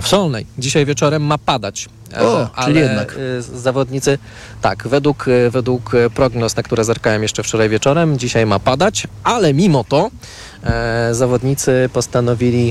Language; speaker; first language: Polish; native; Polish